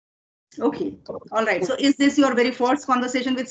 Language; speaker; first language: English; non-native, fluent; Hindi